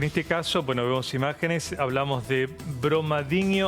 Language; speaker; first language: Spanish; native; Spanish